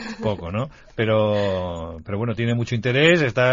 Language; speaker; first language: Spanish; native; Spanish